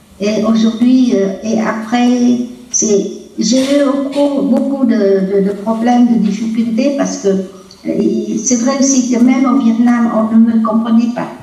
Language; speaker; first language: French; non-native, local second language; Vietnamese